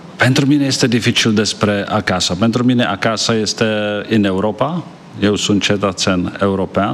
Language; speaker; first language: Romanian; non-native, fluent; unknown